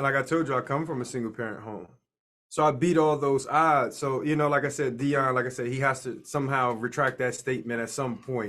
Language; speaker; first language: English; native; English